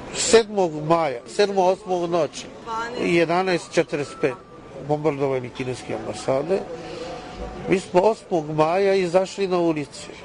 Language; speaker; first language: Serbian; non-native, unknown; Chinese